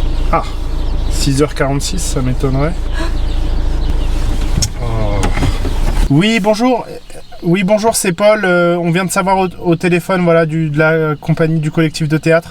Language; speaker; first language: French; native; French